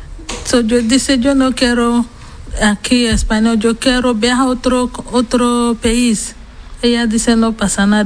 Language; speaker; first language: Spanish; non-native, learner; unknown